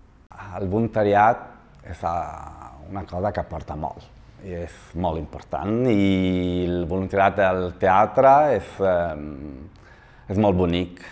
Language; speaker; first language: Catalan; non-native, learner; Italian